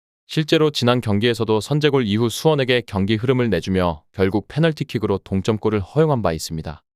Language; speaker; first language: Korean; native; Korean